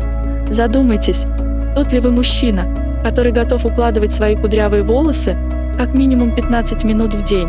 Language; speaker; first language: Russian; native; Russian